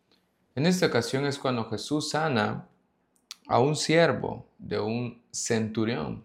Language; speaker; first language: Spanish; native; Spanish